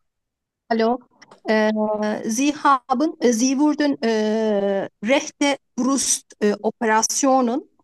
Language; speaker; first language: German; non-native, learner; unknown